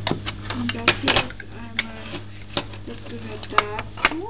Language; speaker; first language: German; native; German